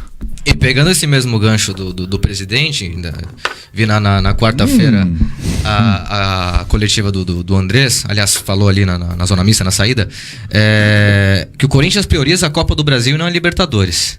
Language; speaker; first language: Portuguese; native; Portuguese